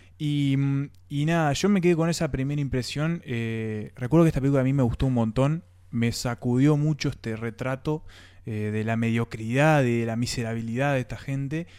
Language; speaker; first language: Spanish; native; Spanish